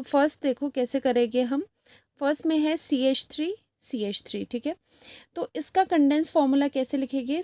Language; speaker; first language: Hindi; native; Hindi